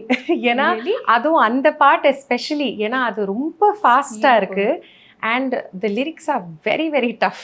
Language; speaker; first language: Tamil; non-native, fluent; Malayalam